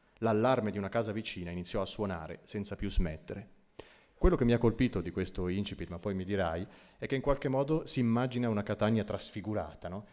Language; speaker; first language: Italian; native; Italian